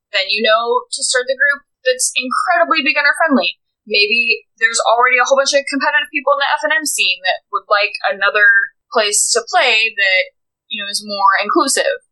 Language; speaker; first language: English; native; English